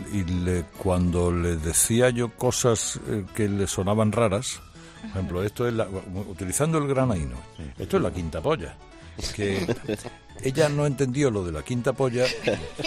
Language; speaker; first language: Spanish; native; Spanish